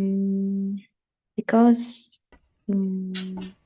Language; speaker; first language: English; non-native, learner; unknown